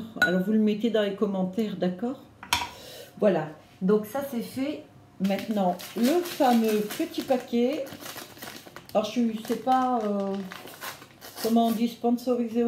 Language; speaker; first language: French; native; French